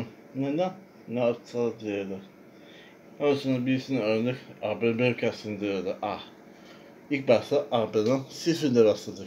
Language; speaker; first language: Turkish; non-native, learner; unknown